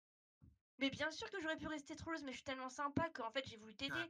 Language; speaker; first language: French; native; French